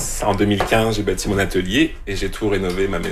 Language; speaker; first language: French; native; French